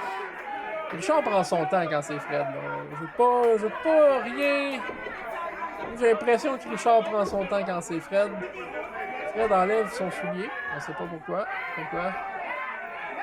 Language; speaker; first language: French; native; French